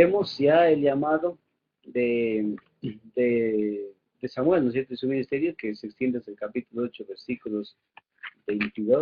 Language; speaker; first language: Spanish; native; Spanish